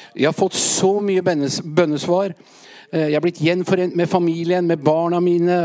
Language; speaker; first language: Norwegian; native; Norwegian